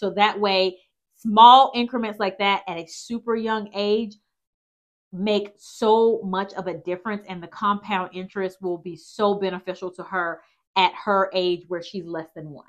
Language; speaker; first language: English; native; English